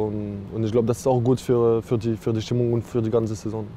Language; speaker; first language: German; non-native, learner; French